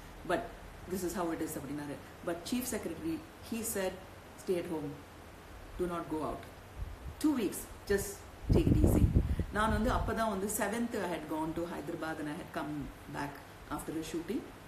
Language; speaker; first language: English; non-native, local second language; Tamil